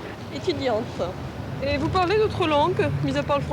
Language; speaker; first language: French; native; French